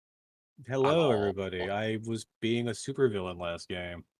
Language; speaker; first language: English; native; English